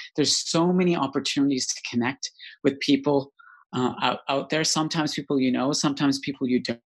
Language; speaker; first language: English; native; English